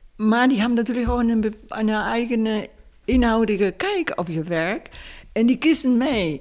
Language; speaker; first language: Dutch; non-native, fluent; Spanish